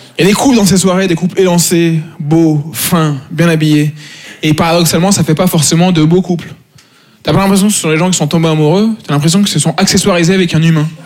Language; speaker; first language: French; native; French